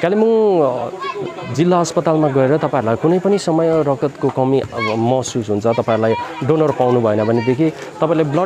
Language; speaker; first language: Nepali; native; Nepali